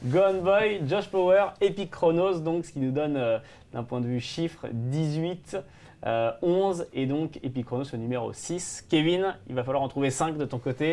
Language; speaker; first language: French; native; French